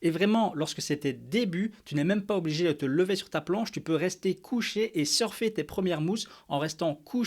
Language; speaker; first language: French; native; French